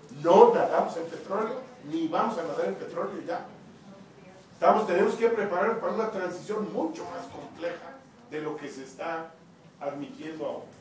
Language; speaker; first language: Spanish; native; Spanish